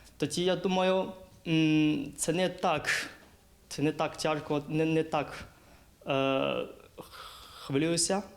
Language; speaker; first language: Ukrainian; non-native, learner; Chinese